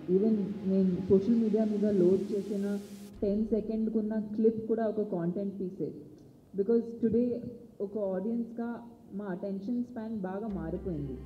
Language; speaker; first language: Telugu; non-native, fluent; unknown